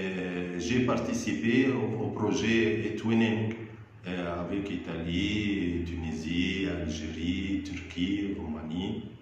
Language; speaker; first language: French; non-native, fluent; Arabic